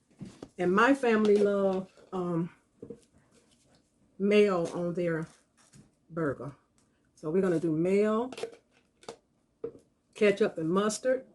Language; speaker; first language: English; native; English